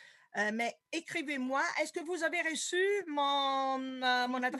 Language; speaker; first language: French; non-native, fluent; Italian